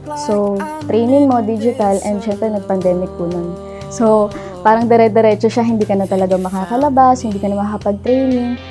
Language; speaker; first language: Filipino; native; Filipino